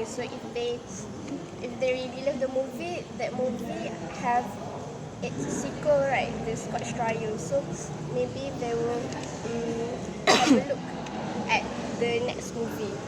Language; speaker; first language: English; non-native, learner; Malay